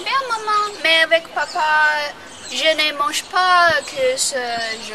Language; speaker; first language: French; non-native, learner; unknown